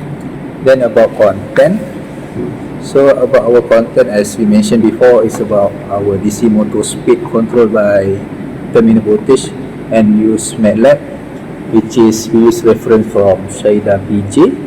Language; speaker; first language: English; non-native, learner; Malay